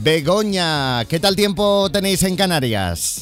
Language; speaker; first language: Spanish; native; Spanish